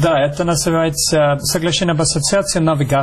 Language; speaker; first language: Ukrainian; non-native, learner; Swedish